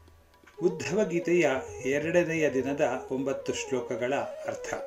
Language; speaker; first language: Kannada; native; Kannada